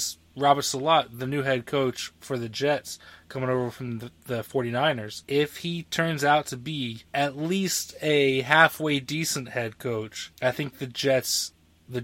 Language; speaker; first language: English; native; English